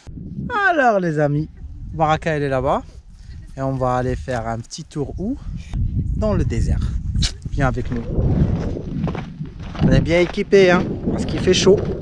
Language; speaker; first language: French; native; French